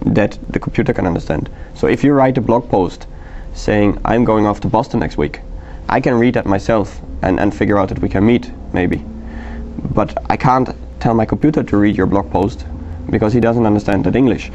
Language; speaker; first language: English; non-native, fluent; Dutch